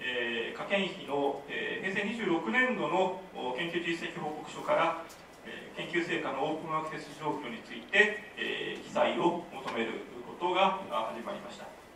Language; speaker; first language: Japanese; native; Japanese